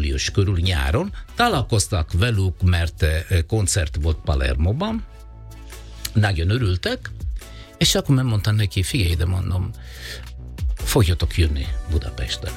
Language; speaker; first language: Hungarian; non-native, fluent; Italian